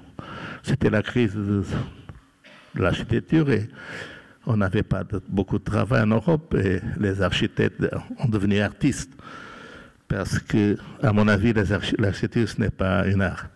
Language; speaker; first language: French; non-native, fluent; Portuguese